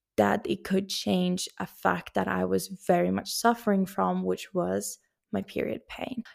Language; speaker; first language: English; non-native, fluent; Finnish